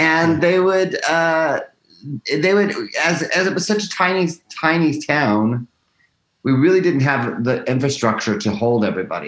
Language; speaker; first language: English; native; English